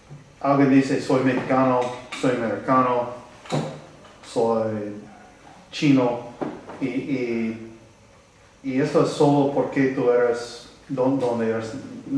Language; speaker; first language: Spanish; non-native, learner; English